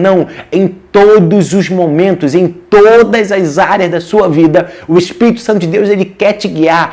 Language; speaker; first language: Portuguese; native; Portuguese